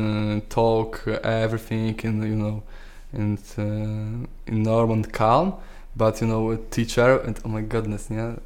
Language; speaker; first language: English; non-native, learner; Polish